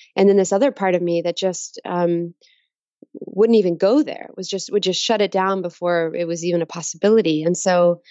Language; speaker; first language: English; native; English